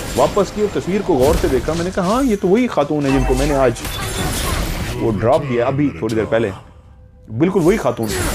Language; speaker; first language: Urdu; non-native, local second language; Punjabi